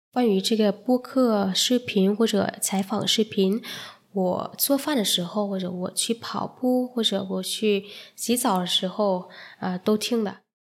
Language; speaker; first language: Chinese; non-native, fluent; Vietnamese